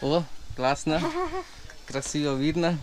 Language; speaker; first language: Russian; non-native, learner; Hindi